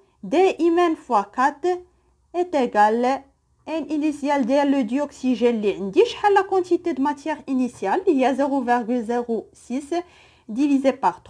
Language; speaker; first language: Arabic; native; Arabic